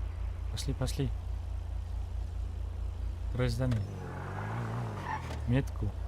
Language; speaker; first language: Russian; non-native, learner; Kara-Kalpak